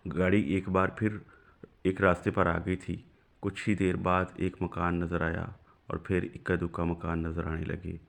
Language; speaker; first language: Urdu; non-native, local second language; Punjabi